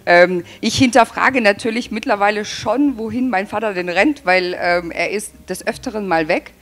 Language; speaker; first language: German; native; German